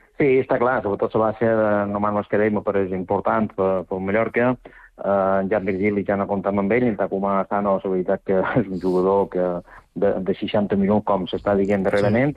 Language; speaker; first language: Catalan; native; Catalan